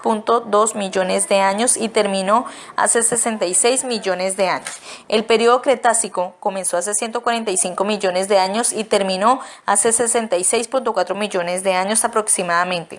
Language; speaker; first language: Spanish; native; Spanish